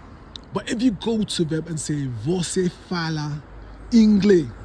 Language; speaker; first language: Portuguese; non-native, learner; English